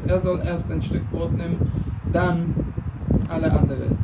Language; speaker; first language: German; non-native, fluent; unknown